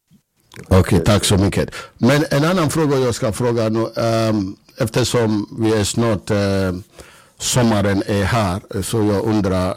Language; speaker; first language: Swedish; non-native, fluent; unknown